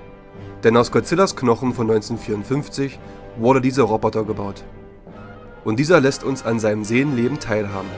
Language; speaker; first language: German; native; German